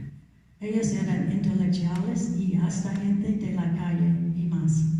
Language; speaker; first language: Spanish; non-native, learner; English